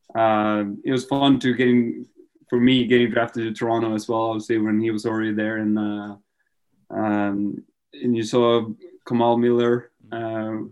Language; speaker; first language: English; non-native, fluent; Norwegian